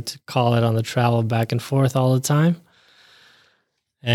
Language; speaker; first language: English; early bilingual, other home language; Bosnian